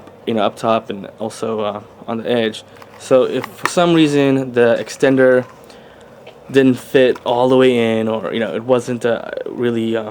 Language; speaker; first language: English; native; English